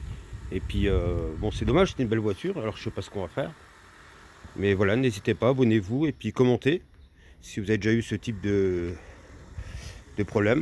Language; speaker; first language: French; native; French